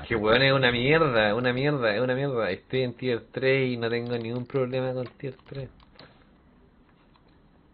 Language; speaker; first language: Spanish; native; Spanish